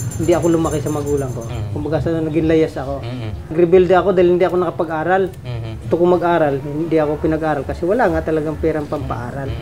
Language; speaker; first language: Filipino; non-native, local second language; Bikol